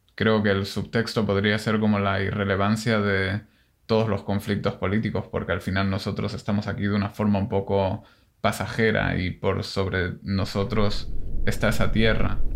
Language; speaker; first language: Spanish; non-native, fluent; Hebrew